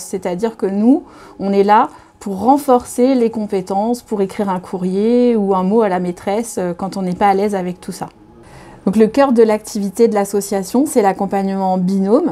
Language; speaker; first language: French; native; French